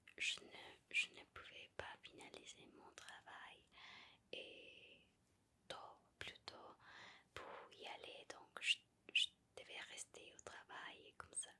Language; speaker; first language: French; non-native, learner; Spanish